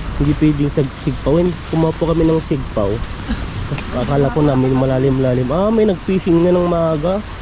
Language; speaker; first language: Filipino; native; Filipino